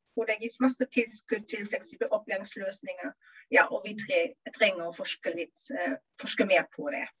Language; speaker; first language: Norwegian; non-native, fluent; German